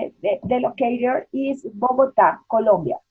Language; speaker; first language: English; non-native, learner; Spanish